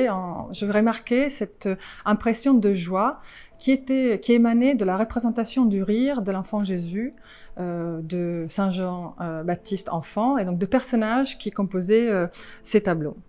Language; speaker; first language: French; non-native, fluent; Italian